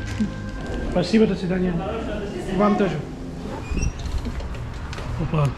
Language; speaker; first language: Russian; non-native, learner; English